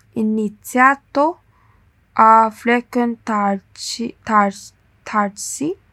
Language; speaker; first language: Italian; non-native, learner; Chinese